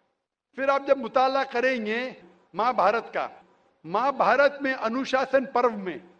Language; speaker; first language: Hindi; native; Hindi